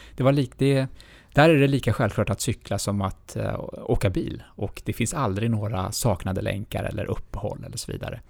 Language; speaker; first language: Swedish; native; Swedish